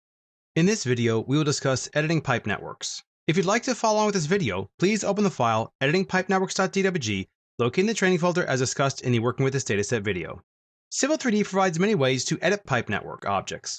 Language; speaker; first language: English; native; English